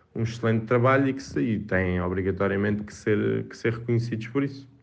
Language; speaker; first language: Portuguese; native; Portuguese